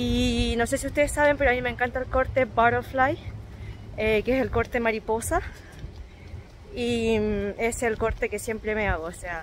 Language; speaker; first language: Spanish; native; Spanish